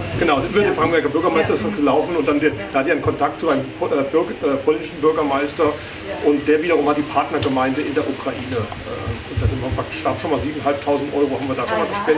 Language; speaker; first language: German; native; German